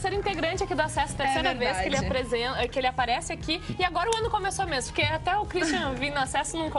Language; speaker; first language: Portuguese; native; Portuguese